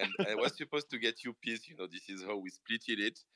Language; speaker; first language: English; non-native, fluent; French